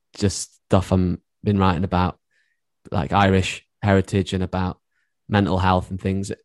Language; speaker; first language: English; native; English